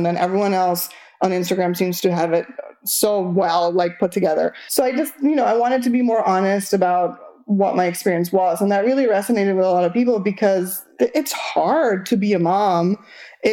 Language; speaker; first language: English; non-native, fluent; Spanish